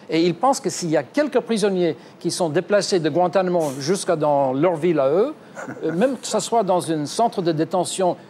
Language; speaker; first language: French; non-native, fluent; English